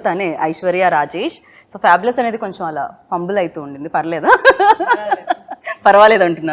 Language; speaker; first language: Telugu; native; Telugu